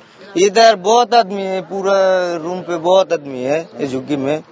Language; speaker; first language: Hindi; non-native, learner; Bangla